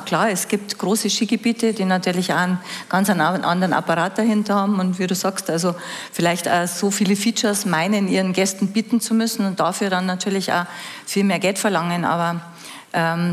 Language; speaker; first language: German; native; German